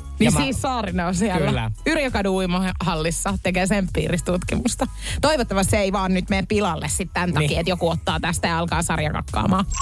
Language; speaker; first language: Finnish; native; Finnish